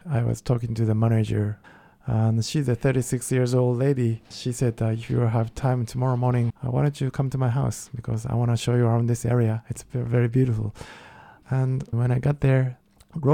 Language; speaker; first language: English; non-native, fluent; Japanese